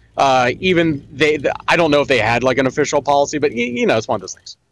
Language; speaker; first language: English; native; English